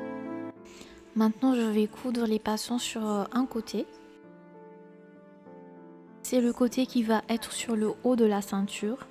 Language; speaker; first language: French; native; French